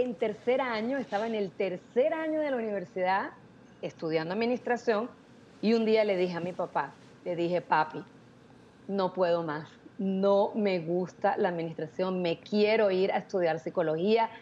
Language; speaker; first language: Spanish; native; Spanish